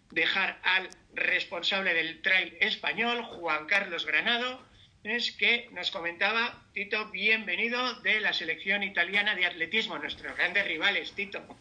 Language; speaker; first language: Spanish; native; Spanish